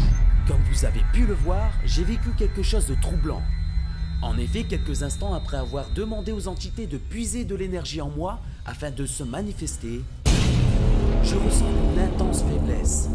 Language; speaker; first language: French; native; French